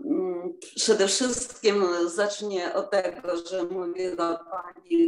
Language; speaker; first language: Polish; non-native, fluent; Ukrainian